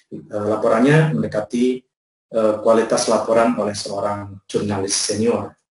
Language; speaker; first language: Indonesian; native; Indonesian